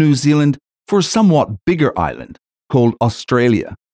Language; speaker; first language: English; native; English